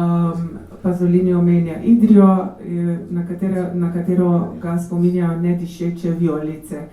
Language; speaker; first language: Slovenian; native; Slovenian